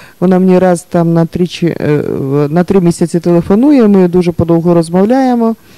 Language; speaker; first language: Ukrainian; native; Ukrainian